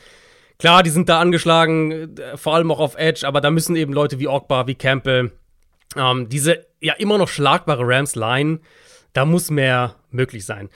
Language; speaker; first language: German; native; German